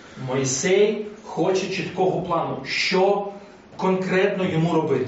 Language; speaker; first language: Ukrainian; non-native, fluent; Russian